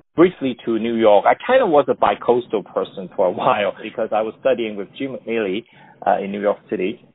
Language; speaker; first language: English; non-native, local second language; Cantonese